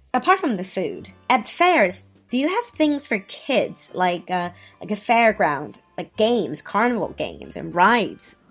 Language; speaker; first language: English; non-native, fluent; Chinese